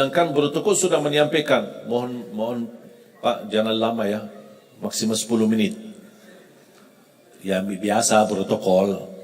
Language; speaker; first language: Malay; non-native, fluent; Arabic